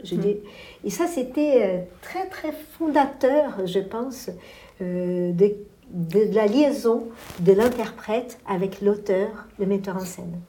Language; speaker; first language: French; non-native, fluent; Portuguese